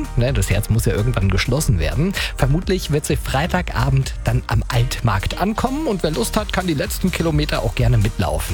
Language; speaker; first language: German; native; German